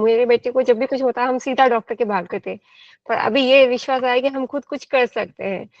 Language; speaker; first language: Hindi; native; Hindi